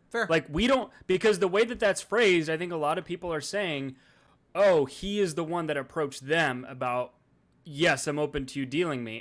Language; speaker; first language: English; native; English